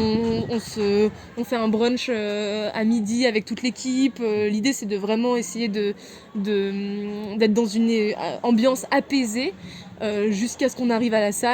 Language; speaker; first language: French; native; French